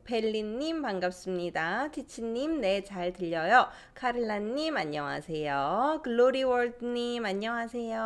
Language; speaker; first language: Korean; non-native, fluent; English